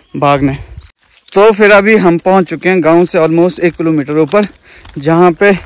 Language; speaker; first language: Hindi; native; Hindi